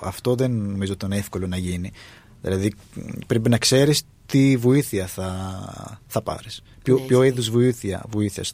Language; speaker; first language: Greek; non-native, fluent; Arabic